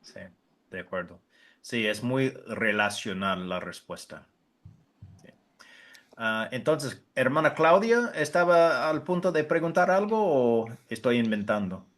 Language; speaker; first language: Spanish; non-native, fluent; English